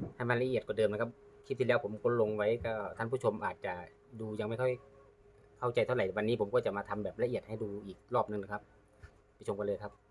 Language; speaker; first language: Thai; native; Thai